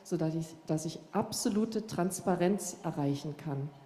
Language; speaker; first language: German; native; German